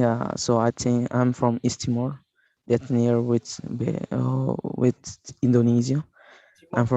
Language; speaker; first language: English; non-native, learner; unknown